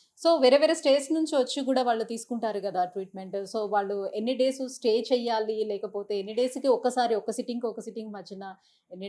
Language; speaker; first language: Telugu; native; Telugu